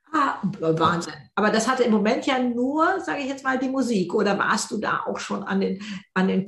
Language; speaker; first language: German; native; German